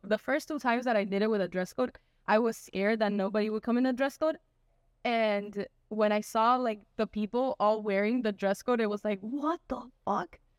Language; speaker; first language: English; early bilingual, other home language; Spanish